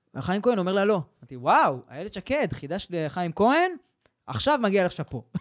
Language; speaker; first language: Hebrew; early bilingual, other home language; English